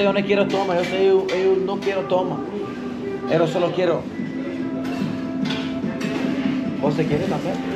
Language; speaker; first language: Spanish; non-native, learner; Swedish